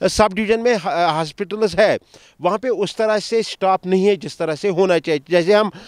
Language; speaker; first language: Hindi; non-native, local second language; Kashmiri